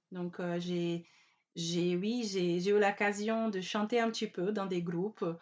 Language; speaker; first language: French; non-native, fluent; Portuguese